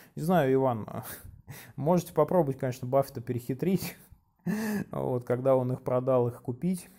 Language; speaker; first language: Russian; native; Russian